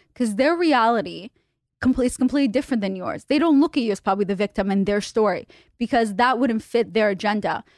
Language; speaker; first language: English; non-native, fluent; Hebrew